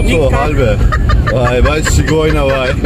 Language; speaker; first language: German; non-native, learner; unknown